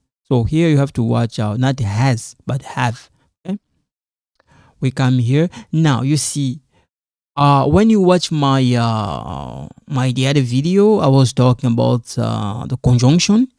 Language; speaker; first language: English; non-native, fluent; Lingala